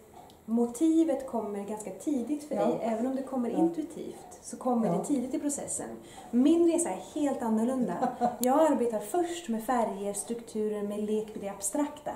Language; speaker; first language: Swedish; early bilingual, other home language; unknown